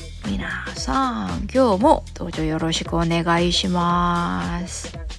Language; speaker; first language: Japanese; non-native, learner; Korean